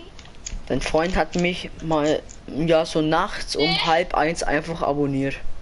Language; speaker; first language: German; native; German